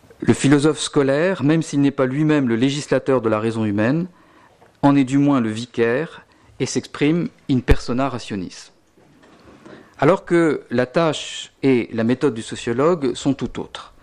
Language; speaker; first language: French; native; French